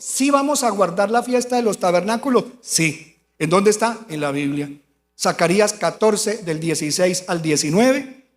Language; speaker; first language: Spanish; native; Spanish